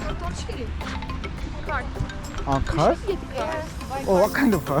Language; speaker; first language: English; non-native, learner; Korean